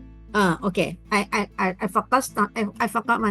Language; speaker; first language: English; non-native, learner; Thai